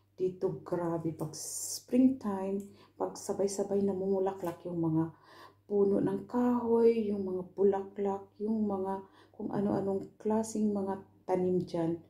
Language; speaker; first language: Filipino; non-native, local second language; Cebuano